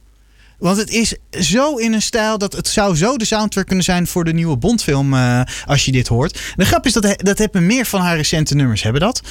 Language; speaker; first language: Dutch; native; Dutch